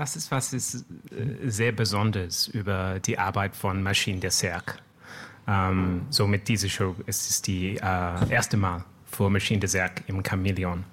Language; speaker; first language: German; non-native, learner; French